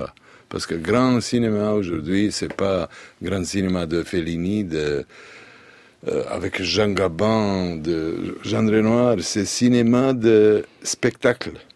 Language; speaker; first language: French; non-native, learner; Serbian